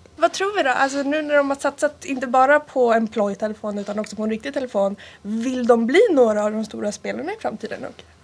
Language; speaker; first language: Swedish; early bilingual, other home language; Italian